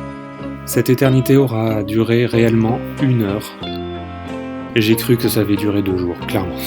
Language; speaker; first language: French; native; French